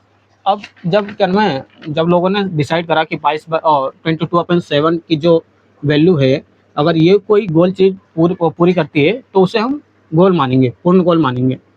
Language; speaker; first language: Hindi; native; Hindi